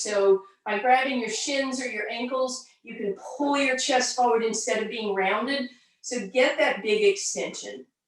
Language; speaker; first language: English; native; English